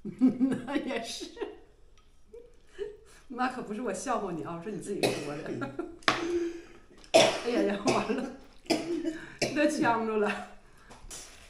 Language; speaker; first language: Chinese; native; Chinese